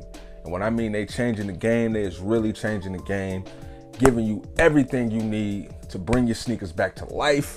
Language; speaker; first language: English; native; English